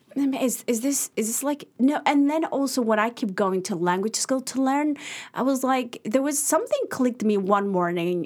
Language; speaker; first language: English; early bilingual, other home language; Arabic